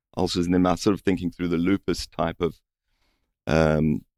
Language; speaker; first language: English; native; English